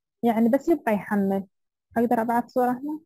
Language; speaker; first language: Arabic; native; Arabic